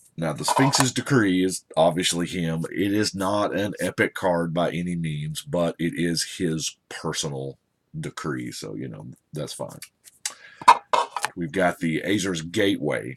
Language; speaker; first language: English; native; English